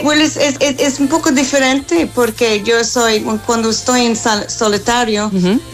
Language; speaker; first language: Spanish; non-native, fluent; English